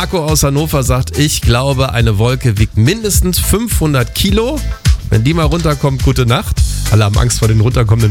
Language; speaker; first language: German; native; German